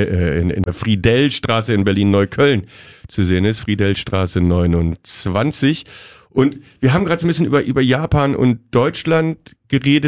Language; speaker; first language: German; native; German